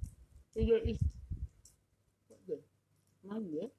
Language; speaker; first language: English; non-native, local second language; Malay